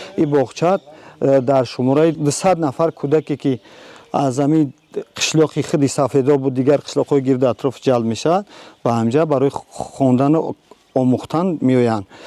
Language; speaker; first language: Tajik; native; Tajik